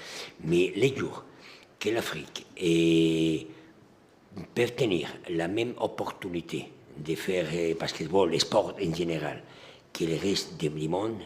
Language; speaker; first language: French; non-native, learner; Spanish